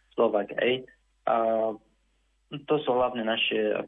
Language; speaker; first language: Slovak; non-native, fluent; Arabic